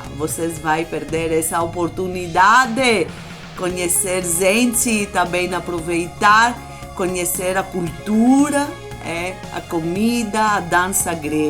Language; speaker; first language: Portuguese; non-native, fluent; Greek